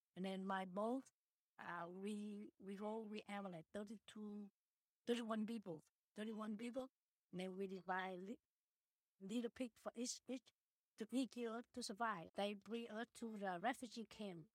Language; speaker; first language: English; early bilingual, other home language; Vietnamese